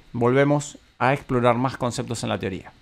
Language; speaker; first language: Spanish; native; Spanish